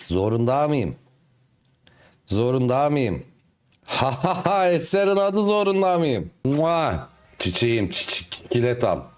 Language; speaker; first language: Turkish; native; Turkish